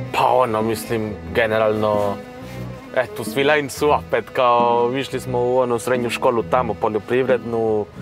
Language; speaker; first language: Croatian; non-native, fluent; Spanish